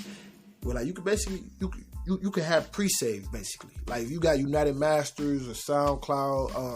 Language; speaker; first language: English; native; English